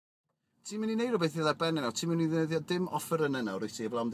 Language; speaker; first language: Welsh; native; Welsh